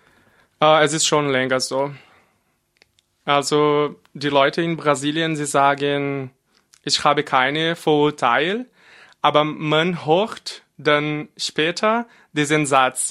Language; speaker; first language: German; non-native, fluent; Portuguese